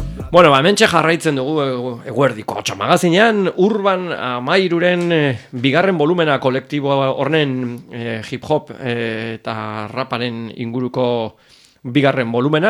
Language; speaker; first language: Basque; native; Basque